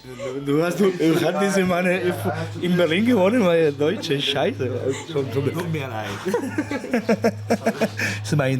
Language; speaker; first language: German; non-native, learner; Spanish